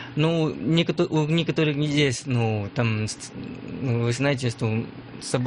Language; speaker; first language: Russian; non-native, learner; Lao